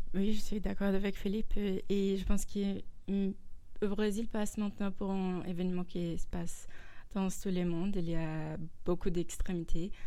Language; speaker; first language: French; non-native, fluent; Portuguese